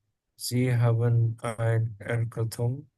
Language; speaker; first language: German; non-native, learner; Indonesian